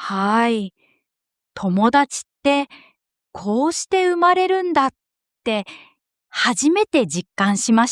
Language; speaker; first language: Japanese; non-native, fluent; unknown